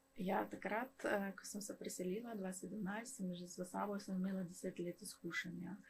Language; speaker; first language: Slovenian; non-native, fluent; Kazakh